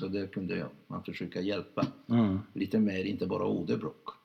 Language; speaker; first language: Swedish; non-native, fluent; Hungarian